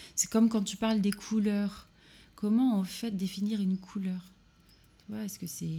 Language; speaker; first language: French; native; French